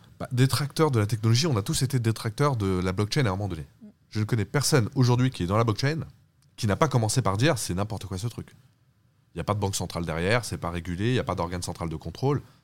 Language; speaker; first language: French; early bilingual, other home language; Turkish